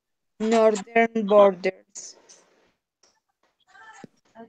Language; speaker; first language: English; non-native, fluent; Spanish